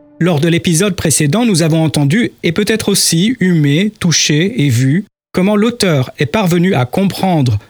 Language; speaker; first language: French; native; French